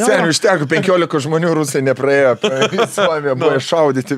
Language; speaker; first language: Lithuanian; native; Lithuanian